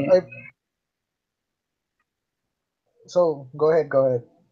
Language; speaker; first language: English; non-native, learner; Spanish